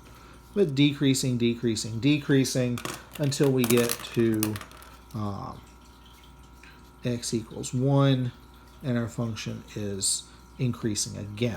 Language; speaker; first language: English; native; English